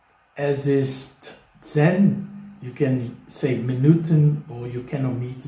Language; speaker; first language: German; non-native, fluent; English